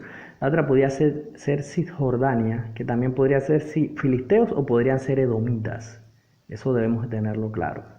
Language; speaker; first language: Spanish; native; Spanish